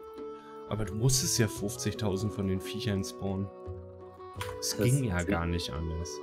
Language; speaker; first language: German; native; German